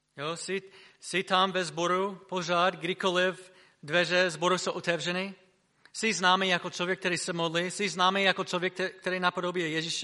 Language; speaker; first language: Czech; non-native, fluent; English